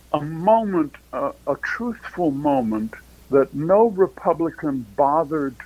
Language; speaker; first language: English; native; English